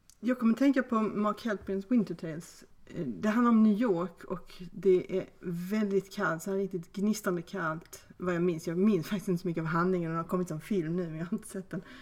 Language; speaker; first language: Swedish; native; Swedish